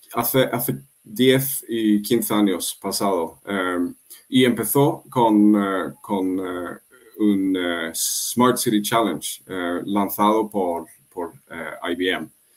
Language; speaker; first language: Spanish; non-native, fluent; Swedish